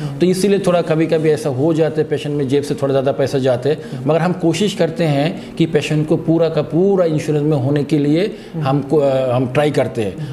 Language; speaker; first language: Hindi; non-native, fluent; Bangla